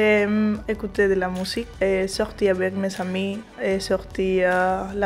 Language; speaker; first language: French; non-native, local second language; Spanish